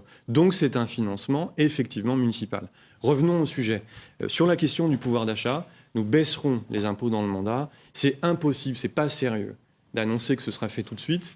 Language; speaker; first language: French; native; French